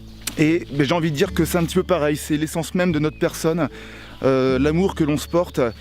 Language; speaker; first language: French; native; French